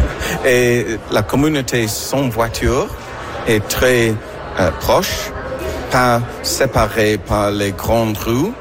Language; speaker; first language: French; non-native, learner; English